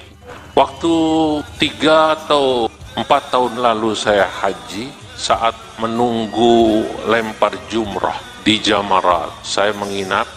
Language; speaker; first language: Indonesian; native; Indonesian